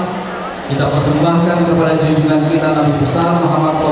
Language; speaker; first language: Indonesian; native; Indonesian